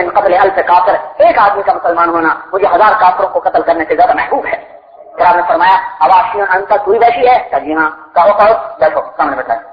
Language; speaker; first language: Urdu; non-native, local second language; Punjabi